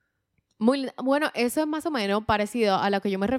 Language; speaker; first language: Spanish; native; Spanish